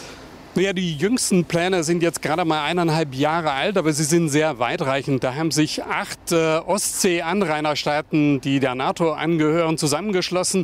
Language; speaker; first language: German; native; German